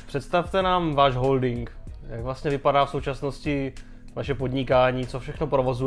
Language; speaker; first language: Czech; native; Czech